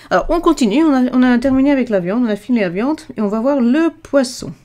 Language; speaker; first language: French; non-native, fluent; English